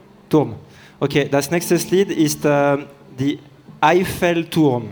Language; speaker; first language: German; non-native, learner; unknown